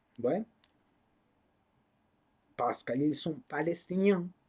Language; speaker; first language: French; non-native, learner; English